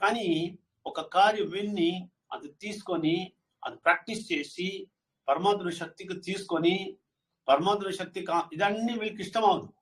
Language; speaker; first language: Telugu; non-native, learner; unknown